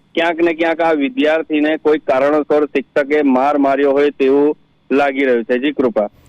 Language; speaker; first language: Gujarati; native; Gujarati